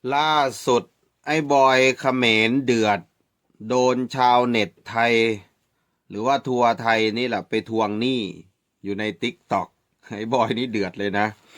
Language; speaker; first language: Thai; native; Thai